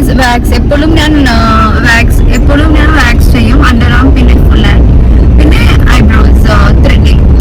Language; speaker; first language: Malayalam; non-native, fluent; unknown